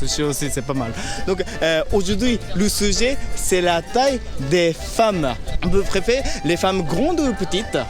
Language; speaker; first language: French; non-native, learner; Japanese